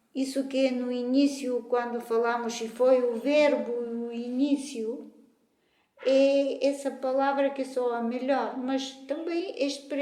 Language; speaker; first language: Portuguese; non-native, fluent; Bulgarian